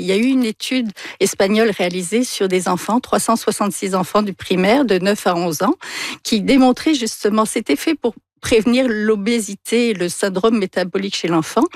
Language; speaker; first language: French; native; French